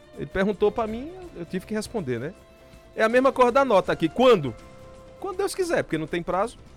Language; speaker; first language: Portuguese; native; Portuguese